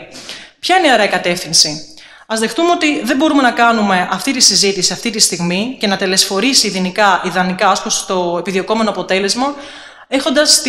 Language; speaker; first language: Greek; native; Greek